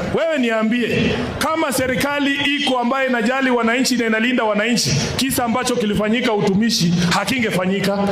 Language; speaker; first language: Swahili; native; Swahili